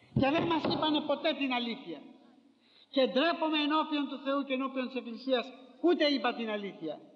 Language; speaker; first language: Greek; native; Greek